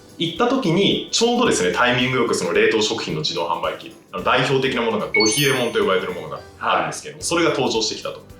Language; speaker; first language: Japanese; native; Japanese